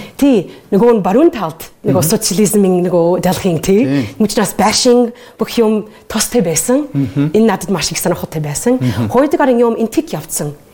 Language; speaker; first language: Mongolian; non-native, learner; English